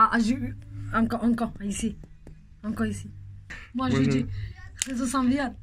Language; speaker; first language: French; non-native, local second language; Romanian